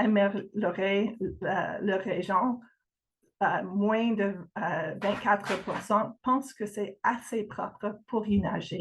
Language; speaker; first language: French; non-native, fluent; English